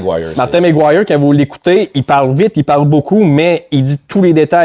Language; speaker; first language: French; native; French